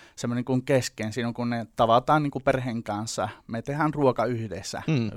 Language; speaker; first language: Finnish; non-native, learner; Spanish